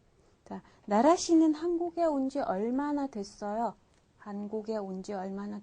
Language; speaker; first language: Korean; non-native, fluent; Mongolian